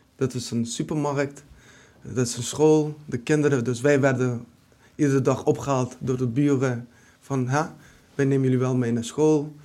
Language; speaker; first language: Dutch; early bilingual, other home language; Kurdish